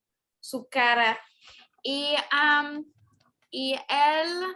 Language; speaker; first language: Spanish; non-native, learner; English